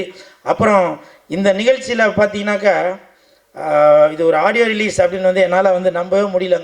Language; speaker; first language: Tamil; native; Tamil